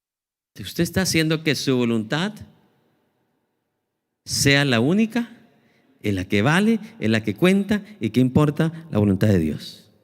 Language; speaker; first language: Spanish; native; Spanish